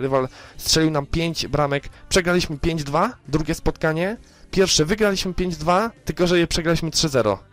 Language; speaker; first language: Polish; native; Polish